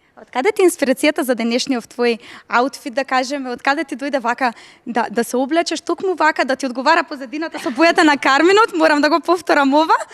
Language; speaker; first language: Macedonian; native; Macedonian